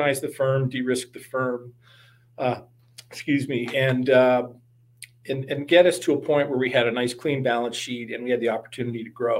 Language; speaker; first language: English; native; English